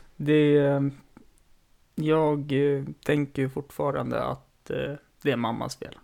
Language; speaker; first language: Swedish; native; Swedish